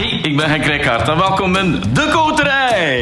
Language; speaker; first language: Dutch; native; Dutch